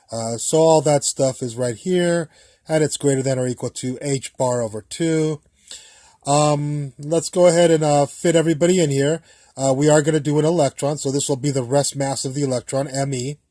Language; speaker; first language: English; native; English